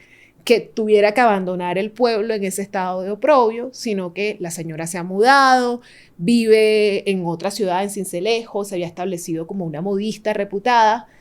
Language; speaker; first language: Spanish; native; Spanish